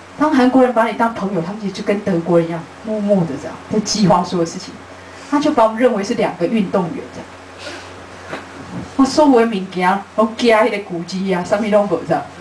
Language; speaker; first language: Chinese; native; Chinese